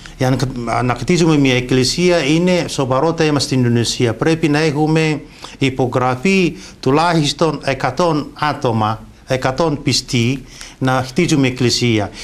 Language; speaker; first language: Greek; non-native, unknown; Indonesian